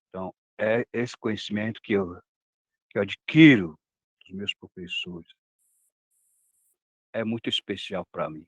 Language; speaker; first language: Portuguese; non-native, local second language; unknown